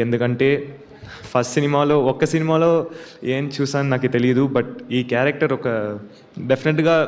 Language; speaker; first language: Telugu; non-native, learner; Tamil